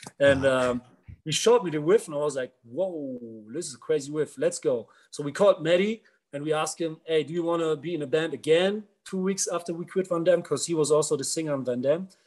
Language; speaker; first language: English; non-native, fluent; Dutch